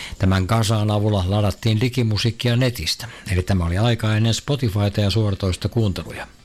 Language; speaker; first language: Finnish; native; Finnish